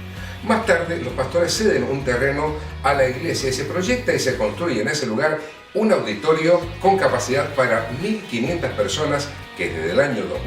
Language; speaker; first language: Spanish; native; Spanish